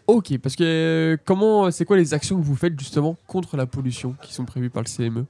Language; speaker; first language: French; native; French